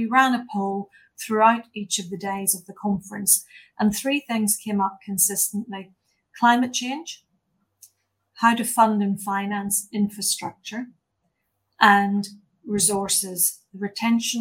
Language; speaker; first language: English; native; English